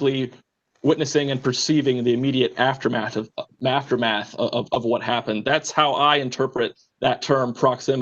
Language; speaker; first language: English; native; English